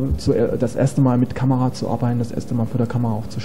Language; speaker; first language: German; native; German